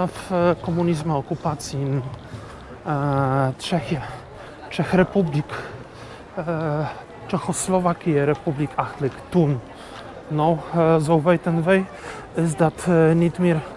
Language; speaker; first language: Dutch; non-native, learner; Polish